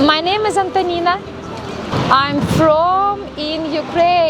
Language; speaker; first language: English; non-native, learner; Russian